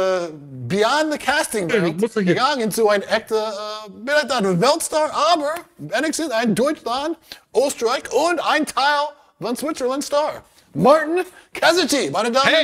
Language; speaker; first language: German; non-native, learner; English